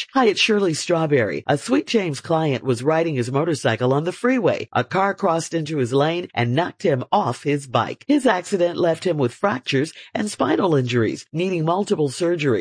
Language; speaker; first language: English; native; English